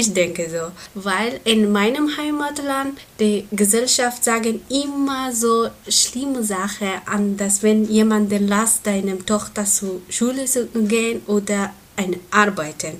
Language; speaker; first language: German; non-native, learner; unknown